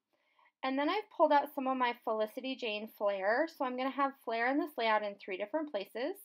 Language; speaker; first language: English; native; English